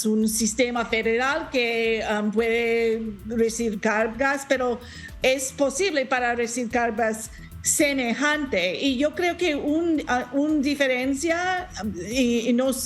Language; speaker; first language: Spanish; non-native, learner; English